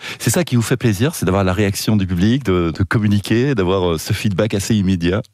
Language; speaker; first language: French; native; French